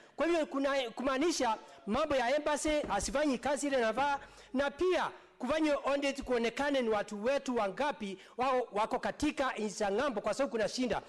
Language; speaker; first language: Swahili; non-native, local second language; Embu